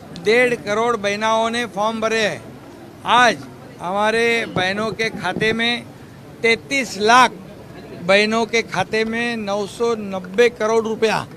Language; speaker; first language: Hindi; non-native, local second language; Marathi